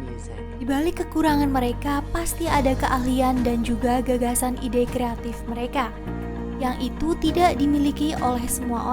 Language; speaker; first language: Indonesian; native; Indonesian